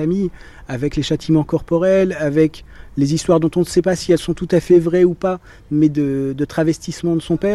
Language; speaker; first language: French; native; French